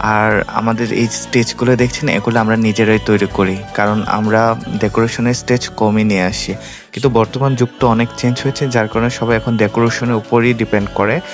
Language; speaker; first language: Bangla; non-native, local second language; Garo